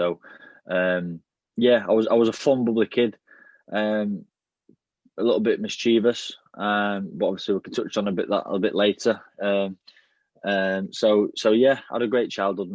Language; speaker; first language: English; native; English